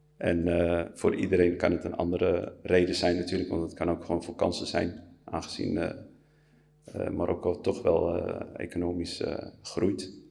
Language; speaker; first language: Dutch; early bilingual, other home language; Riffian